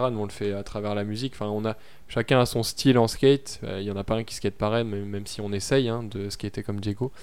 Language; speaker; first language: French; native; French